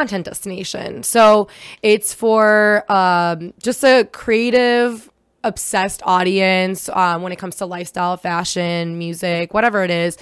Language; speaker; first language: English; early bilingual, other home language; Russian